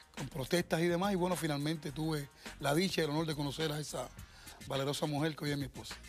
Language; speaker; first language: Spanish; native; Spanish